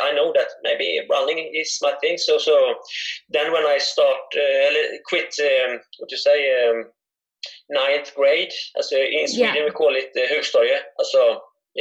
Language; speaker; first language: English; non-native, fluent; Swedish